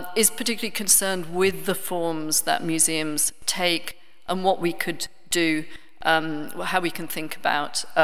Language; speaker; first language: English; native; English